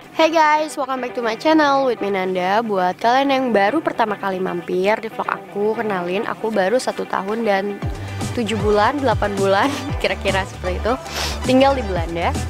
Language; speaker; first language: Indonesian; native; Indonesian